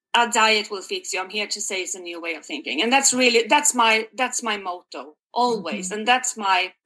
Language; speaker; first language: English; non-native, fluent; Swedish